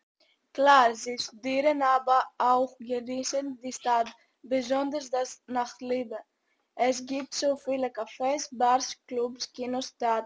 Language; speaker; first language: German; non-native, learner; Greek